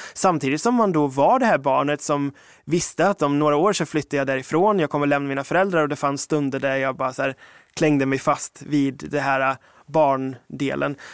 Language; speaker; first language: Swedish; early bilingual, other home language; English